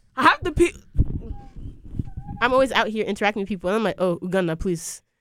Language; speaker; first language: English; early bilingual, other home language; Akan